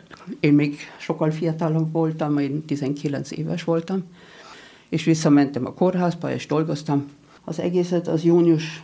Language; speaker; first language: Hungarian; early bilingual, heritage; German